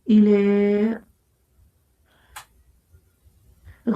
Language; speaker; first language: French; non-native, learner; Spanish